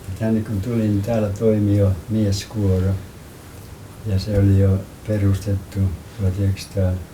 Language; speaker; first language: Finnish; native; Finnish